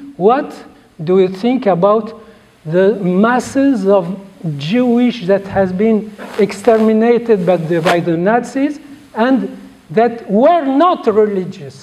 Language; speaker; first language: English; non-native, fluent; Arabic